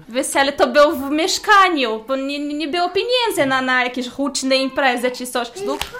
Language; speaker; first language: Polish; non-native, fluent; Portuguese